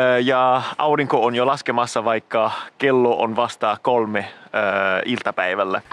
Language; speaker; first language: Finnish; non-native, fluent; Italian